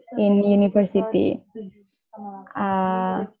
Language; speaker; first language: English; non-native, learner; Indonesian